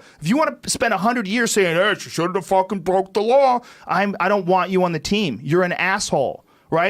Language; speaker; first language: English; native; English